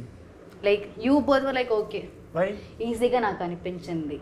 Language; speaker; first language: Telugu; non-native, fluent; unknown